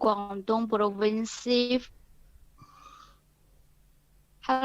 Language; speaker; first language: Indonesian; non-native, fluent; Chinese